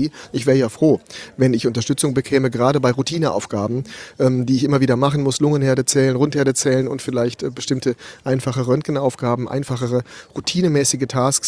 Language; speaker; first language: German; native; German